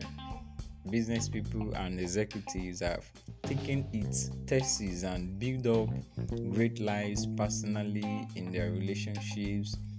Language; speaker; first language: English; non-native, local second language; Yoruba